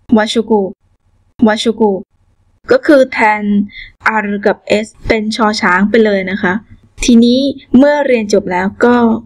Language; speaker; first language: Thai; native; Thai